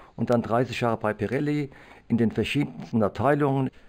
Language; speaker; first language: German; native; German